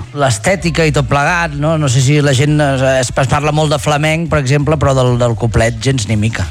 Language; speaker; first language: Catalan; native; Catalan